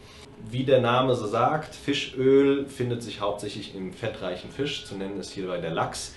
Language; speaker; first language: German; native; German